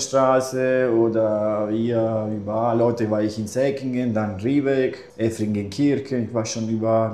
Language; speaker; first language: German; non-native, fluent; Italian